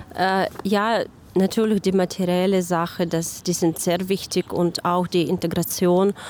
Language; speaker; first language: German; non-native, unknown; Ukrainian